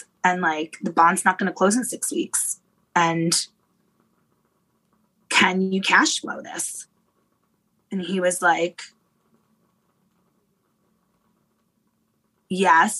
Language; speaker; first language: English; native; English